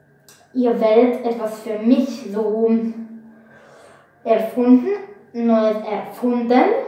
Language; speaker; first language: German; non-native, learner; Bulgarian